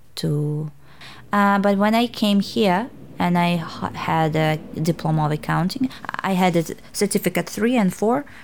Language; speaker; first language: English; non-native, fluent; Uzbek